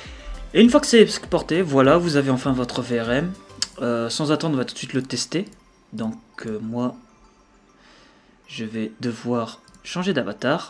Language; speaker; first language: French; native; French